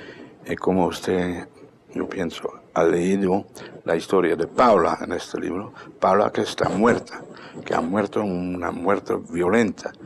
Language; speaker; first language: Spanish; non-native, fluent; Dutch